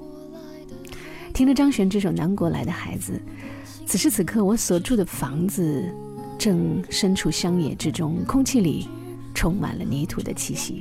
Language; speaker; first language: Chinese; native; Chinese